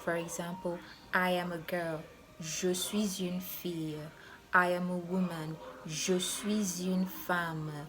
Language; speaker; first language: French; non-native, fluent; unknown